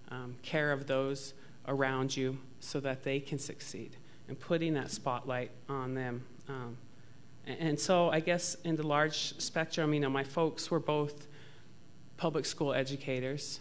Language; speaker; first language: English; native; English